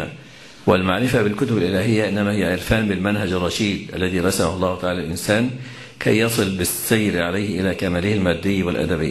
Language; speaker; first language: Arabic; native; Arabic